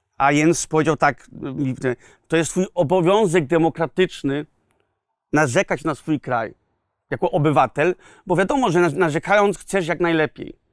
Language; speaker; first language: Polish; early bilingual, heritage; Polish